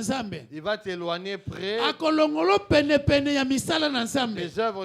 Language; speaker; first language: French; non-native, local second language; Lingala